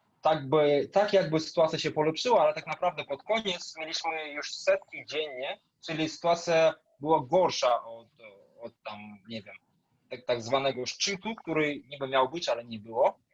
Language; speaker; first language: Polish; non-native, fluent; Russian